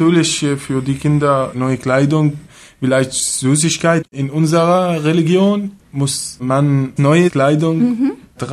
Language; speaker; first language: German; non-native, learner; Arabic